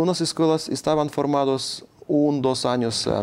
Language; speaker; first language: Spanish; non-native, fluent; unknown